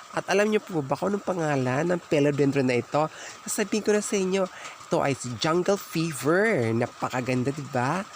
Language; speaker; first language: Filipino; native; Filipino